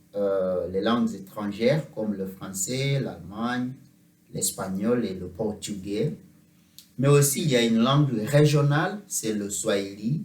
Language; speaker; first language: French; non-native, fluent; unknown